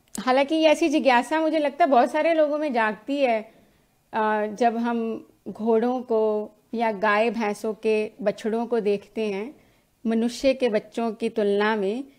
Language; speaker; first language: Hindi; native; Hindi